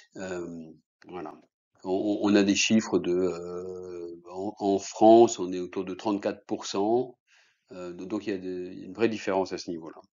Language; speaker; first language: French; native; French